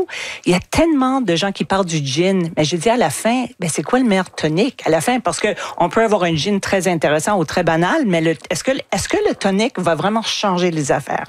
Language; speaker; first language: French; non-native, fluent; English